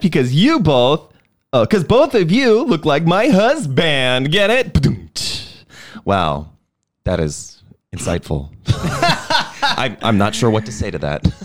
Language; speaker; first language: English; native; English